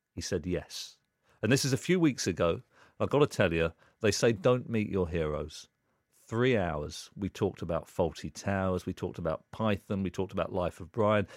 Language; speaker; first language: English; native; English